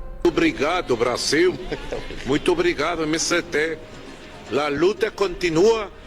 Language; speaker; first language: Portuguese; non-native, learner; Spanish